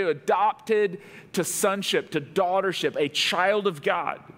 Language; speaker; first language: English; native; English